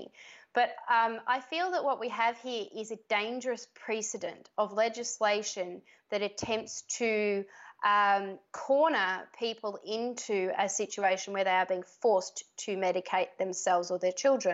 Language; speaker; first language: English; native; English